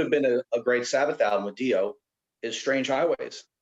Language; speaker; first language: English; native; English